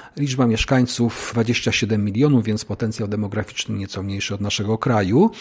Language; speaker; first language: Polish; native; Polish